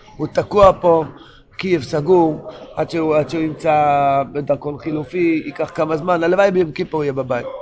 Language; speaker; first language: Hebrew; non-native, local second language; Yiddish